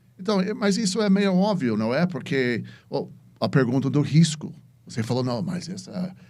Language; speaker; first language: Portuguese; non-native, fluent; English